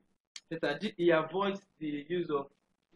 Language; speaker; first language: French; non-native, fluent; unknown